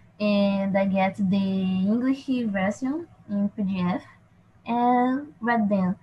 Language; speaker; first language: English; non-native, learner; Portuguese